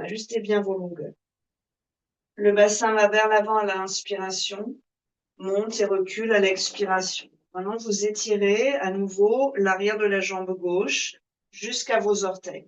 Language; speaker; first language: French; native; French